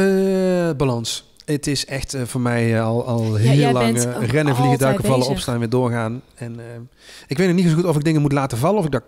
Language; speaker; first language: Dutch; native; Dutch